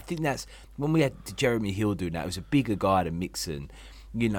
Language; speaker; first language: English; native; English